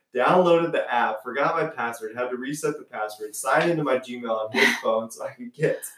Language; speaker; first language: English; native; English